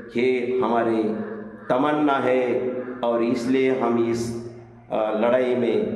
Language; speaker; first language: Hindi; non-native, local second language; Marathi